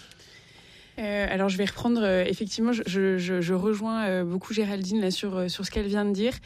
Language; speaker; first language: French; native; French